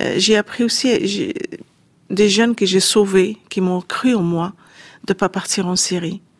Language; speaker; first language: French; non-native, fluent; Arabic